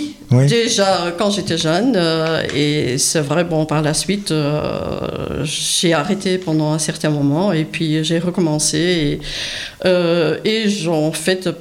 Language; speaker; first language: French; native; French